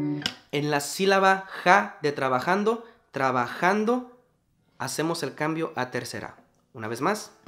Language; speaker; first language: Spanish; native; Spanish